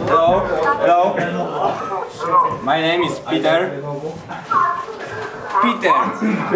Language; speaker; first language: English; non-native, learner; Polish